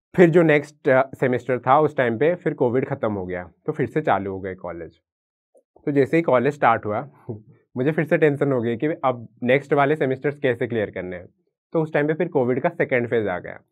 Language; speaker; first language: Hindi; non-native, local second language; Odia